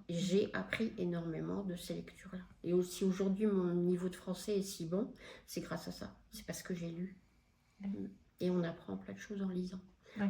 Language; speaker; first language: French; native; French